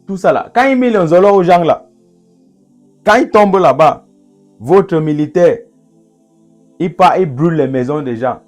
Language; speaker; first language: French; non-native, local second language; English